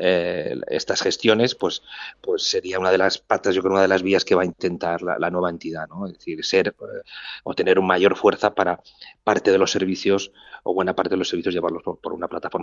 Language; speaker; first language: Spanish; native; Spanish